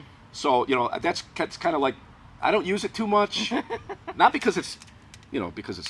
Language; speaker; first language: English; native; English